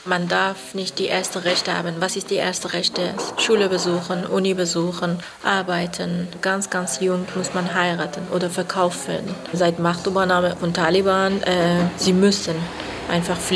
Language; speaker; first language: German; non-native, fluent; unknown